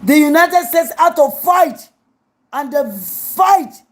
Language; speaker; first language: English; non-native, local second language; Yoruba